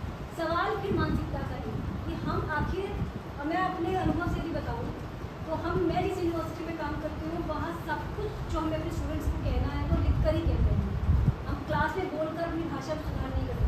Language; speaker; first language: Hindi; native; Hindi